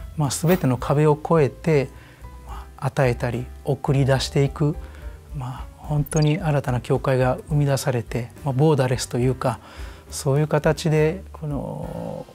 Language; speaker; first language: Japanese; native; Japanese